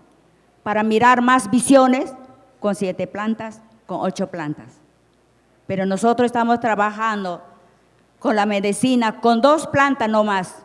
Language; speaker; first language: Spanish; non-native, local second language; Shipibo-Conibo